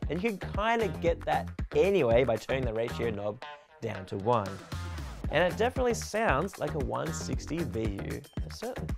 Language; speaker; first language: English; native; English